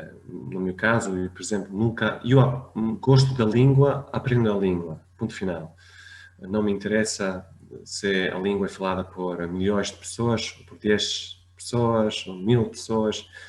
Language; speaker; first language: Portuguese; non-native, fluent; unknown